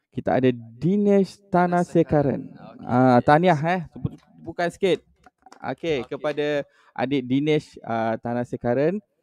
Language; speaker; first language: Malay; native; Malay